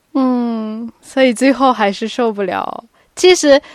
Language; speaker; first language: Chinese; non-native, fluent; Japanese